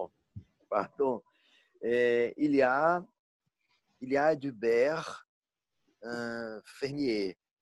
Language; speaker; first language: French; non-native, learner; Portuguese